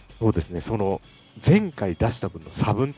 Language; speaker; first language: Japanese; native; Japanese